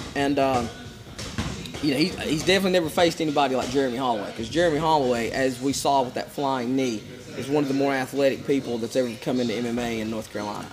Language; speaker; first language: English; native; English